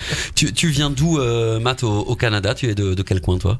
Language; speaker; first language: French; native; French